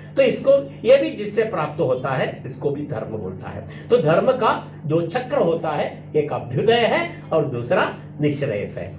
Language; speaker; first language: Hindi; non-native, local second language; Malayalam